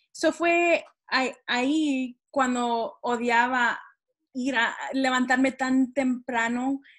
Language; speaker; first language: Spanish; early bilingual, heritage; Spanish